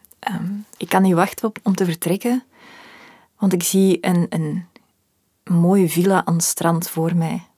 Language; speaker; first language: Dutch; early bilingual, other home language; Russian